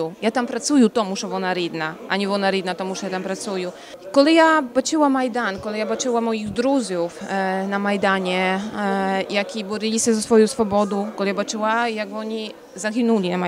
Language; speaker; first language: Polish; non-native, learner; Ukrainian